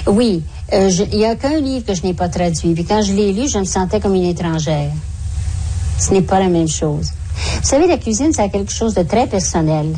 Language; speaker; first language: French; native; French